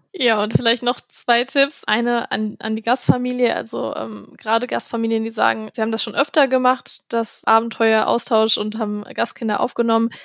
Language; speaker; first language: German; native; German